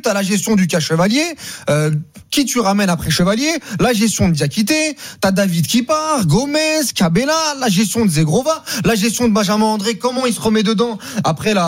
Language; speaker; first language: French; native; French